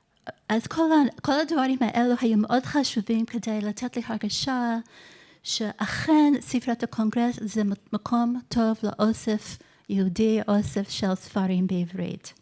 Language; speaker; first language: Hebrew; non-native, fluent; English